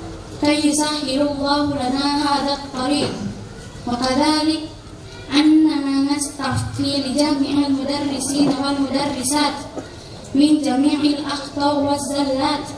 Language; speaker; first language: Arabic; non-native, learner; Indonesian